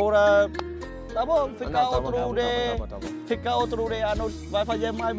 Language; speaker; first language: Portuguese; non-native, learner; Vietnamese